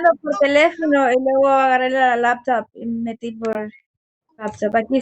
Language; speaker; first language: Spanish; native; Spanish